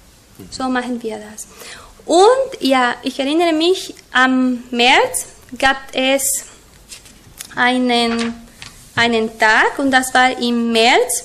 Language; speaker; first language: German; non-native, learner; Spanish